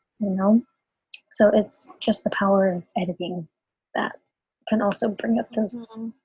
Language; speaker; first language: English; native; English